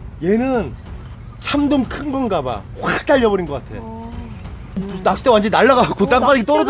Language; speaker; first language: Korean; native; Korean